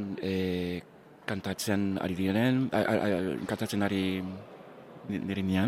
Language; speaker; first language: Basque; non-native, learner; English